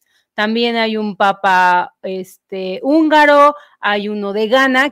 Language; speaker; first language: Spanish; native; Spanish